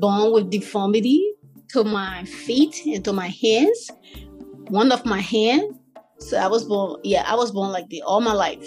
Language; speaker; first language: English; native; English